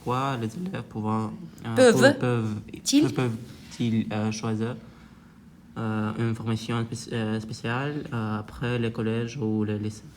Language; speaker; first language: French; non-native, learner; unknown